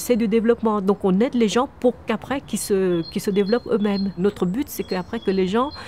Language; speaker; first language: French; early bilingual, other home language; Vietnamese